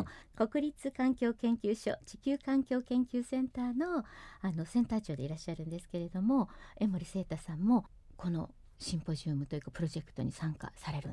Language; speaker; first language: Japanese; native; Japanese